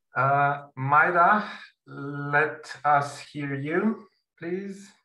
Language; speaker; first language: English; non-native, fluent; Slovenian